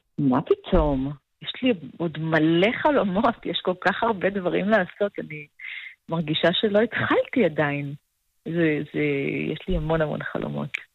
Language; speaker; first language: Hebrew; native; Hebrew